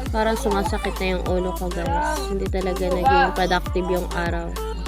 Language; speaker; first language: Filipino; non-native, local second language; Cebuano